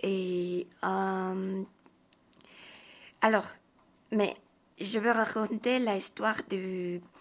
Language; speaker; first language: French; non-native, learner; Spanish